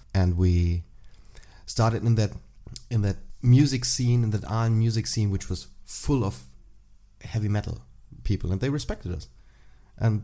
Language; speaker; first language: English; non-native, fluent; German